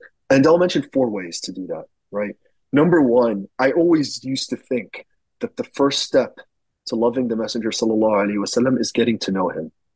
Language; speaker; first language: English; native; English